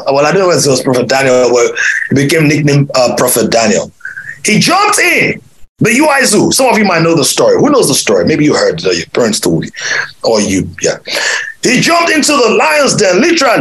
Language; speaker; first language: English; non-native, local second language; Yoruba